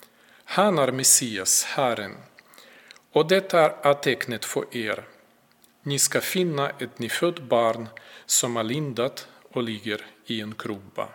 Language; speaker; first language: Swedish; non-native, fluent; Russian